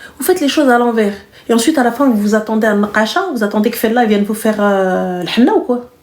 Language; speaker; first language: French; early bilingual, other home language; Arabic